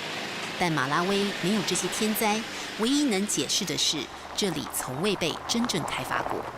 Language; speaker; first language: Chinese; native; Chinese